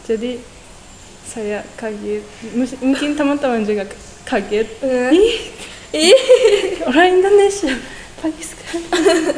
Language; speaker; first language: Indonesian; non-native, learner; Japanese